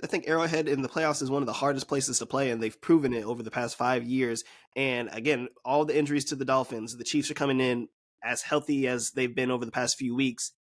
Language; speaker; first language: English; native; English